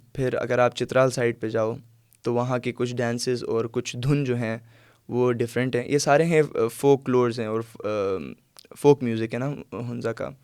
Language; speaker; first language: Urdu; non-native, local second language; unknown